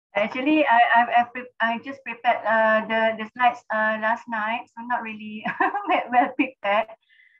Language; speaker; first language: English; non-native, local second language; Malay